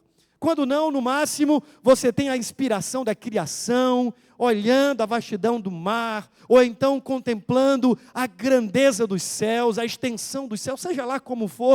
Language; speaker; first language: Portuguese; native; Portuguese